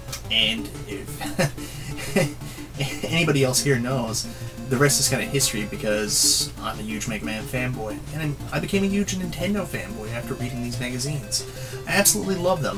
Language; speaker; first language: English; native; English